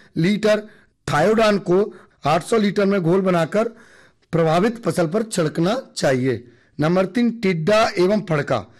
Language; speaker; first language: Hindi; native; Hindi